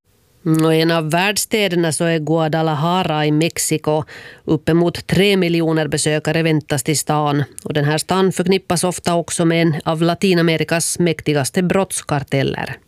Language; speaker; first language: Swedish; native; Swedish